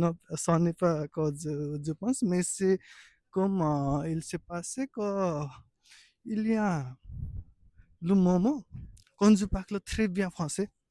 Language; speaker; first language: French; non-native, learner; Nepali